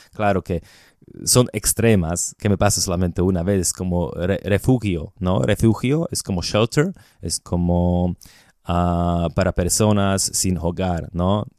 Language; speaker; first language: Spanish; non-native, fluent; Slovak